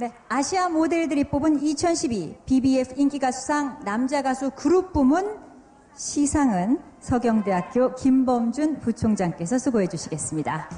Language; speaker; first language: Korean; native; Korean